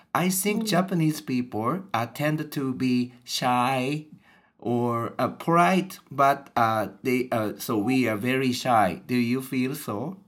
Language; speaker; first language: English; non-native, learner; Japanese